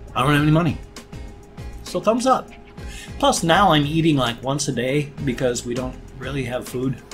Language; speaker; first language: English; native; English